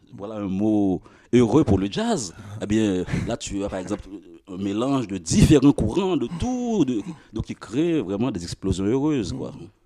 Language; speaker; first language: French; non-native, local second language; Haitian Creole